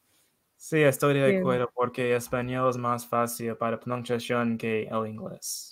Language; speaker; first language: Spanish; non-native, learner; English